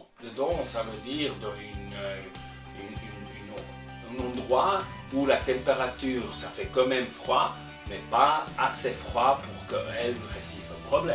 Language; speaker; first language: French; non-native, local second language; German